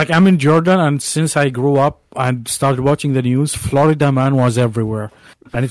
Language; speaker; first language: English; non-native, fluent; Arabic